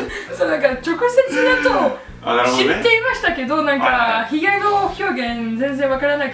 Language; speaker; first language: Japanese; non-native, learner; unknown